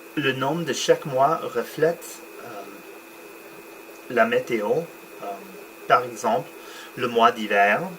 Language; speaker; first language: French; non-native, learner; English